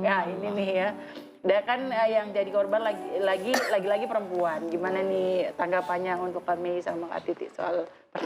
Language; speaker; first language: Indonesian; native; Indonesian